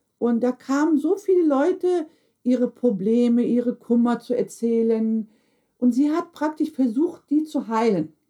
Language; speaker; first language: German; early bilingual, other home language; Turkish